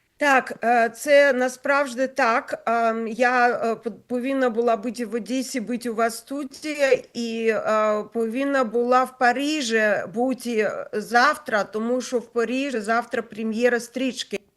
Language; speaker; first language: Ukrainian; non-native, local second language; Russian